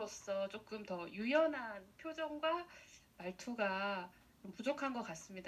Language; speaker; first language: Korean; native; Korean